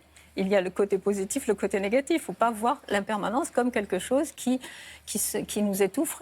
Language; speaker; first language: French; native; French